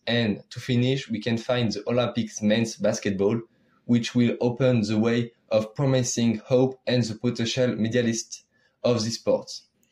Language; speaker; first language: English; non-native, learner; French